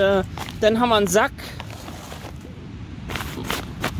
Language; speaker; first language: German; native; German